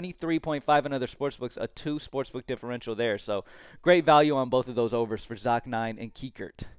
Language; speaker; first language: English; native; English